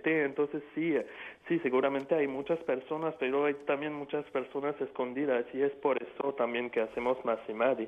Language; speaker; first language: Spanish; non-native, fluent; French